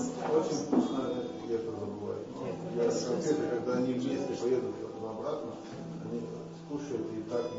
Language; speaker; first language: Russian; non-native, local second language; Lithuanian